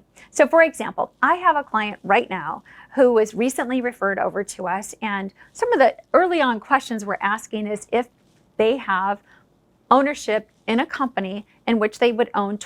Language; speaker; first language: English; native; English